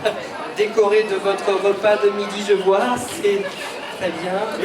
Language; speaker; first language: French; native; French